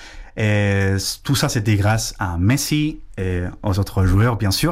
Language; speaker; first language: French; non-native, fluent; Spanish